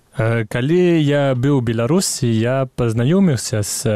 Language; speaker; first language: Belarusian; non-native, fluent; French